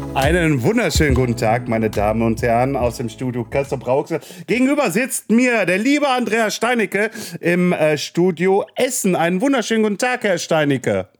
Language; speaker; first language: German; native; German